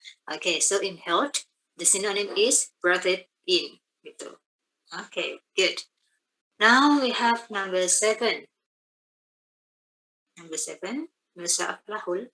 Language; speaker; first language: English; non-native, fluent; Indonesian